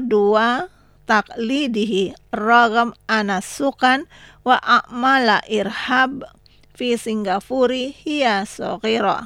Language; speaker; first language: Arabic; non-native, learner; Indonesian